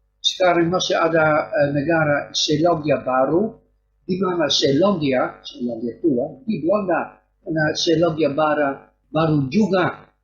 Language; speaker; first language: Indonesian; non-native, fluent; Dutch